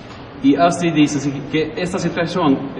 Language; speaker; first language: Spanish; non-native, learner; Swedish